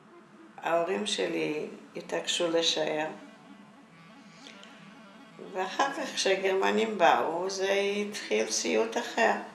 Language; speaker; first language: Hebrew; non-native, fluent; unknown